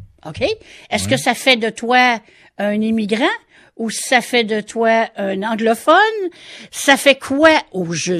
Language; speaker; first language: French; native; French